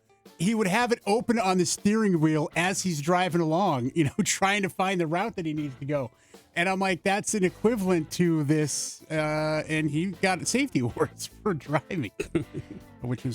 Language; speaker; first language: English; native; English